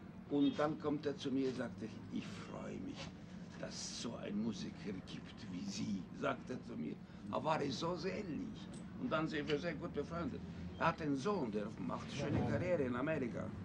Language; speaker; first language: German; non-native, fluent; Romanian